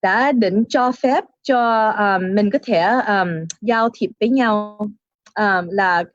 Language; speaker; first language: Vietnamese; early bilingual, heritage; Vietnamese